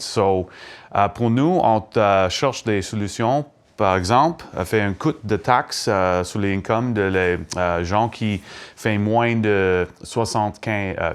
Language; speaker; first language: French; non-native, learner; English